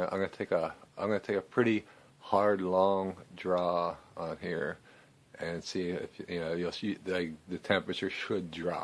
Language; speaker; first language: English; native; English